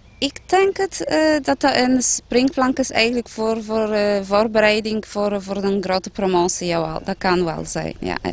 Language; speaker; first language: Dutch; non-native, fluent; Polish